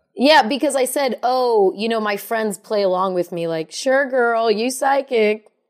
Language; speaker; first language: English; native; English